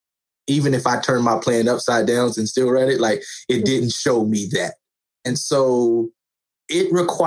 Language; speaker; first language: English; native; English